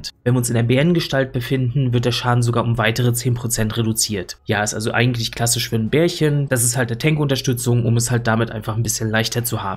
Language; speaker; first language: German; native; German